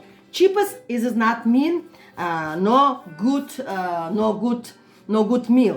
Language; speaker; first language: English; non-native, learner; Russian